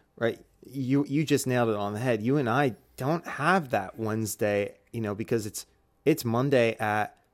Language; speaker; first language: English; native; English